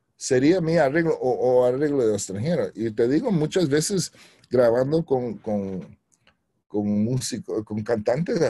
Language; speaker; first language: Spanish; early bilingual, heritage; Spanish